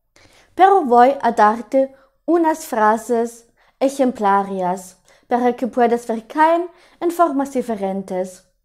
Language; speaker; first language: Spanish; non-native, fluent; German